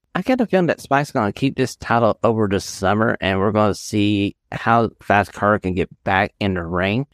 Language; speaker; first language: English; native; English